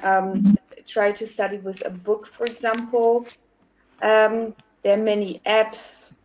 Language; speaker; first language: English; non-native, fluent; German